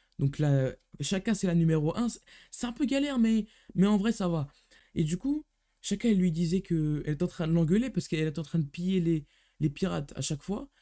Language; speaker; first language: French; native; French